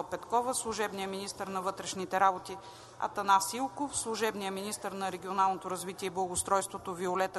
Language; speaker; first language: Bulgarian; native; Bulgarian